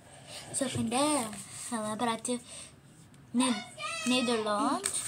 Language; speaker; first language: Dutch; early bilingual, other home language; Turkish